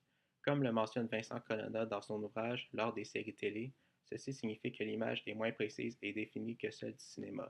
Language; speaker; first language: French; native; French